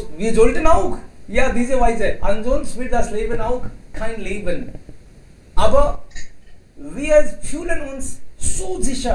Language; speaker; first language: German; non-native, fluent; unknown